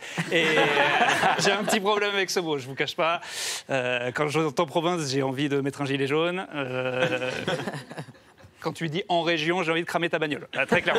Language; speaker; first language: French; native; French